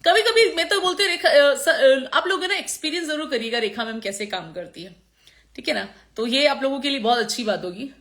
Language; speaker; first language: Hindi; non-native, local second language; Gujarati